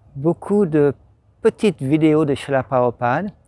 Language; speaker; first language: French; native; French